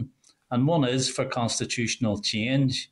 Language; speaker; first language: English; native; English